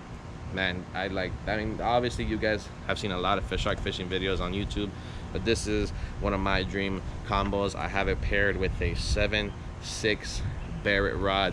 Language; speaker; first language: English; native; English